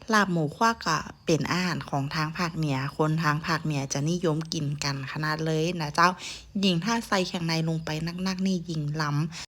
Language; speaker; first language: Thai; native; Thai